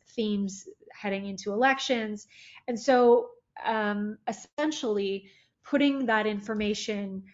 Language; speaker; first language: English; native; English